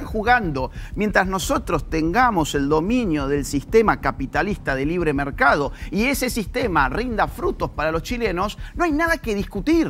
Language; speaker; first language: Spanish; native; Spanish